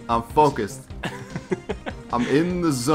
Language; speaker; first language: English; native; English